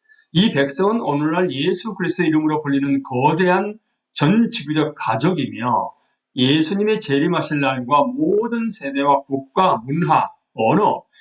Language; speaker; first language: Korean; native; Korean